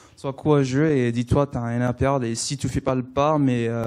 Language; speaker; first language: French; non-native, learner; English